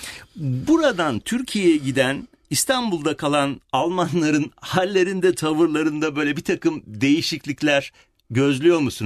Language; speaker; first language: Turkish; native; Turkish